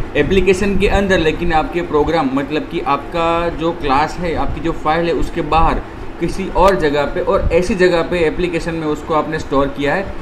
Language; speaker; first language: Hindi; non-native, local second language; Gujarati